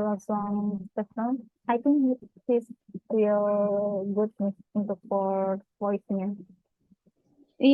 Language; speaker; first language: English; non-native, learner; Indonesian